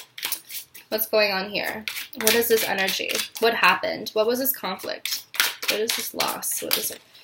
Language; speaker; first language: English; native; English